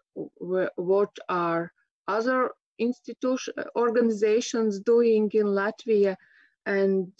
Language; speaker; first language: English; non-native, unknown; Latvian